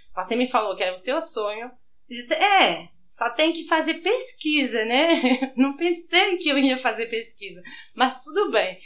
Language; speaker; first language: Portuguese; early bilingual, heritage; Portuguese